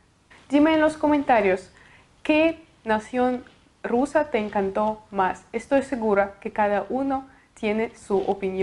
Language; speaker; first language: Spanish; non-native, fluent; Russian